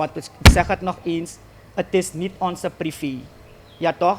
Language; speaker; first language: Dutch; native; Dutch